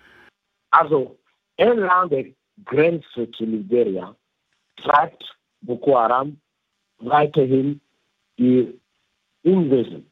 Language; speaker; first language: German; non-native, fluent; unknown